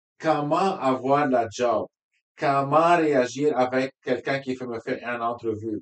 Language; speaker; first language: French; non-native, local second language; Arabic